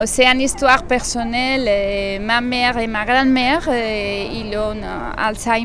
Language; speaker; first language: French; non-native, learner; Spanish